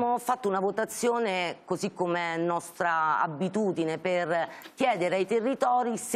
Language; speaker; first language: Italian; native; Italian